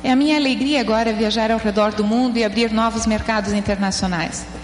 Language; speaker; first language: Portuguese; native; Portuguese